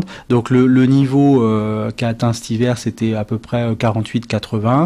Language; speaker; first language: French; native; French